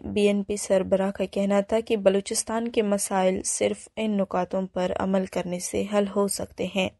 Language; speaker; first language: Urdu; non-native, local second language; Baluchi